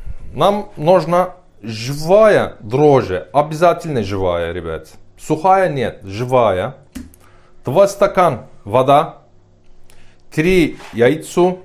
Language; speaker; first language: Russian; non-native, learner; Turkish